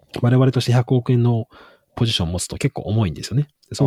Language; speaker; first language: Japanese; native; Japanese